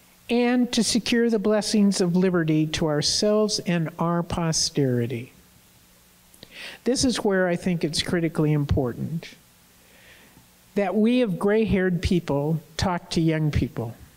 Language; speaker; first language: English; native; English